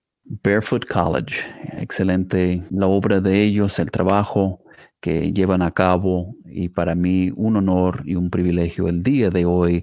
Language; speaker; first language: Spanish; non-native, fluent; English